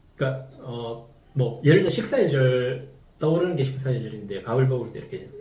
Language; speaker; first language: Korean; native; Korean